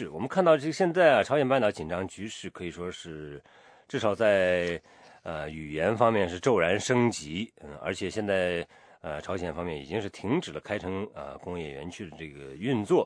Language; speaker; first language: Chinese; native; Chinese